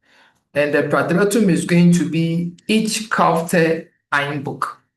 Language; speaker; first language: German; non-native, fluent; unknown